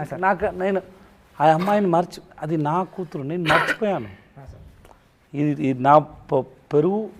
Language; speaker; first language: Telugu; non-native, learner; Tamil